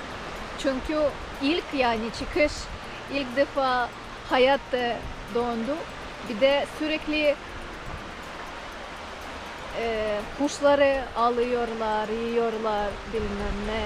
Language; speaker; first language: Turkish; non-native, learner; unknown